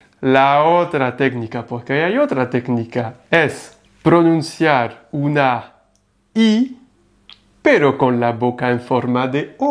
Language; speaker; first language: Spanish; non-native, fluent; French